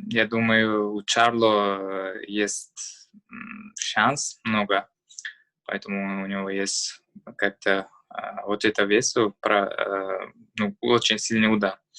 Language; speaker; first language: Russian; non-native, learner; Uzbek